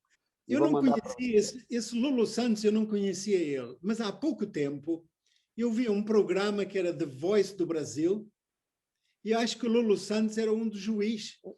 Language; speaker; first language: Portuguese; non-native, fluent; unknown